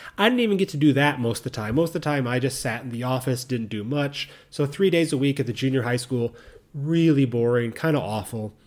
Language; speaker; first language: English; native; English